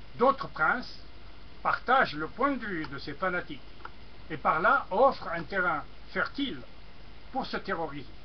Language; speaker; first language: French; non-native, local second language; Arabic